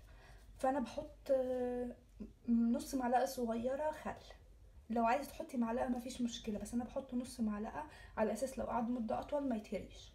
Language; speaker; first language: Arabic; native; Arabic